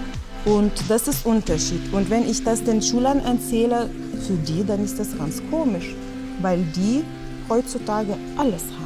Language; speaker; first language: German; non-native, fluent; Lithuanian